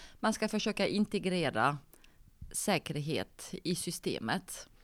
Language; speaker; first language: Swedish; non-native, fluent; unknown